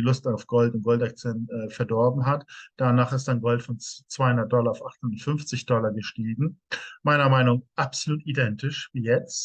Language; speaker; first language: German; native; German